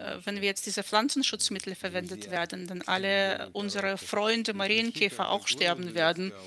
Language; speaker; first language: German; non-native, fluent; Russian